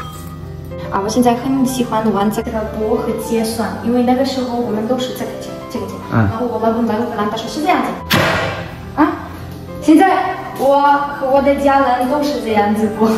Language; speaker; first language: Chinese; non-native, learner; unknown